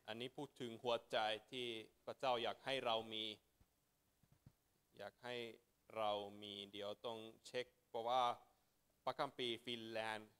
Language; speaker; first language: Thai; non-native, fluent; Finnish